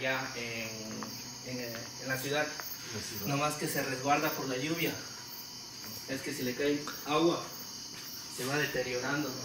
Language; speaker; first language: Spanish; native; Spanish